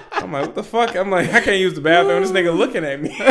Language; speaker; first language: English; native; English